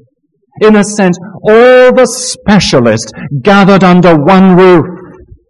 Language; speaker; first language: English; native; English